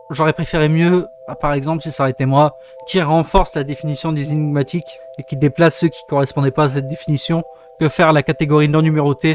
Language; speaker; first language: French; native; French